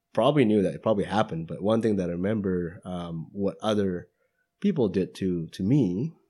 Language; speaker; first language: English; non-native, fluent; Indonesian